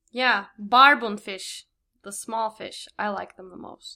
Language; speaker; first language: English; non-native, fluent; Turkish